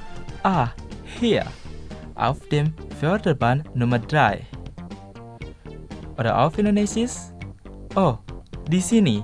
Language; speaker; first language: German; non-native, fluent; Indonesian